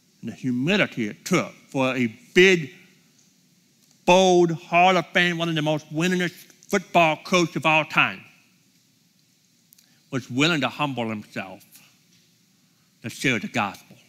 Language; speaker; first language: English; native; English